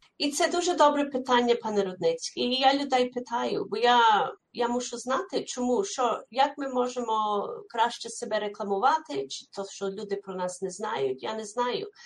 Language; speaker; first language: Ukrainian; early bilingual, heritage; Ukrainian